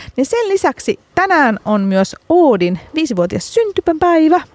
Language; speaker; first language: Finnish; native; Finnish